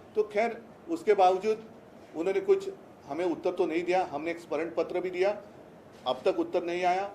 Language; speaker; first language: Hindi; non-native, local second language; Marathi